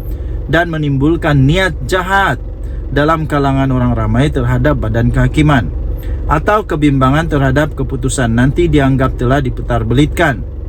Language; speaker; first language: Malay; native; Malay